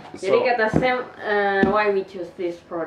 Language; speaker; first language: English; non-native, learner; Indonesian